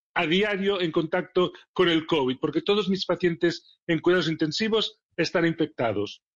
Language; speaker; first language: Spanish; native; Spanish